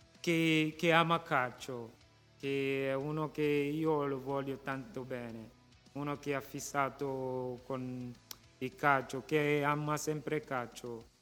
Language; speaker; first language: Italian; non-native, local second language; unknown